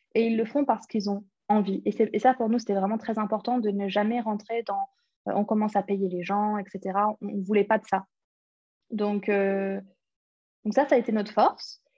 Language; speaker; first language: French; early bilingual, other home language; English